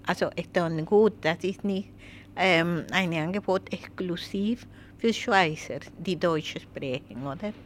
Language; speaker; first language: German; non-native, learner; Spanish